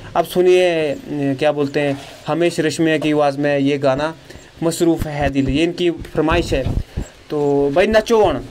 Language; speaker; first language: Hindi; non-native, local second language; Dogri